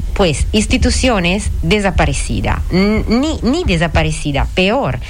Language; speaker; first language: Spanish; non-native, fluent; Italian